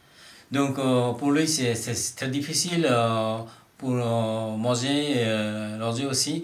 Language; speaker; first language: French; non-native, learner; Bangla